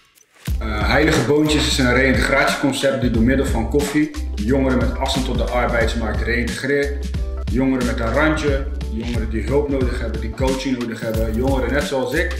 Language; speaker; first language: Dutch; native; Dutch